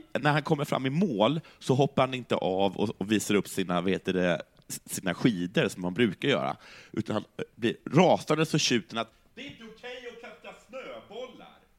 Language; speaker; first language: Swedish; native; Swedish